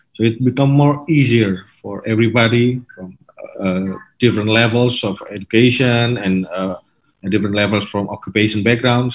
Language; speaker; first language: English; non-native, fluent; Indonesian